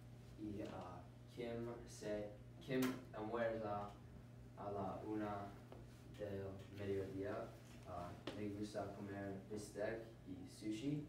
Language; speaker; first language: Spanish; non-native, learner; English